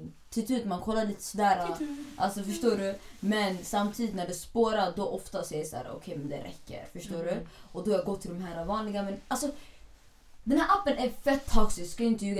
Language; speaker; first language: Swedish; early bilingual, other home language; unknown